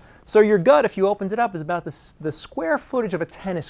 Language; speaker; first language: English; native; English